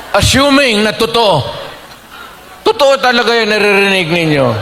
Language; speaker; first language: Filipino; non-native, local second language; Cebuano